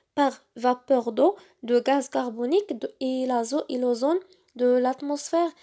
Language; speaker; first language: French; non-native, local second language; Arabic